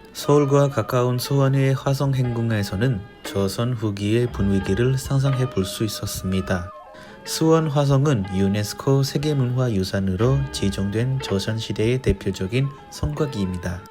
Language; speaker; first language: Korean; non-native, fluent; Indonesian